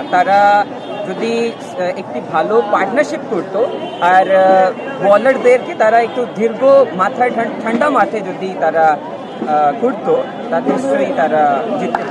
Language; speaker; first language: Bangla; non-native, learner; Urdu